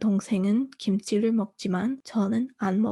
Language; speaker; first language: Korean; non-native, fluent; English